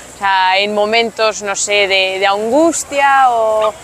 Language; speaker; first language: Spanish; non-native, fluent; French